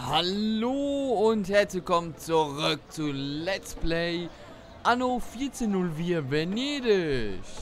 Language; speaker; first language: German; native; German